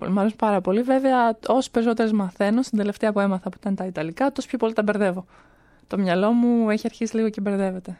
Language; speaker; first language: Greek; early bilingual, other home language; Romanian